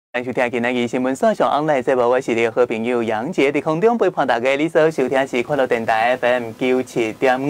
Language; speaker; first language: Chinese; native; Chinese